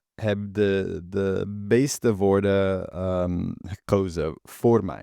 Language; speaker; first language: Dutch; non-native, learner; English